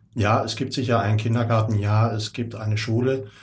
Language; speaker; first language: German; native; German